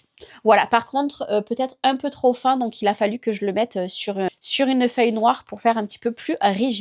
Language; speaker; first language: French; native; French